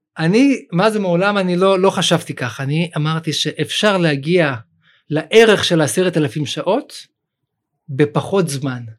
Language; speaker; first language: Hebrew; early bilingual, other home language; Russian